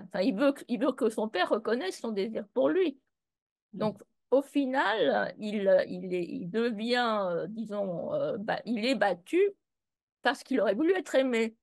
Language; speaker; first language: French; native; French